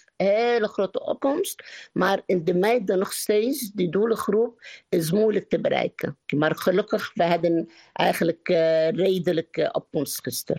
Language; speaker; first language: Dutch; non-native, learner; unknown